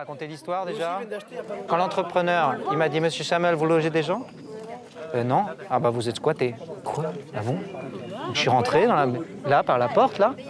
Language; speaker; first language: French; native; French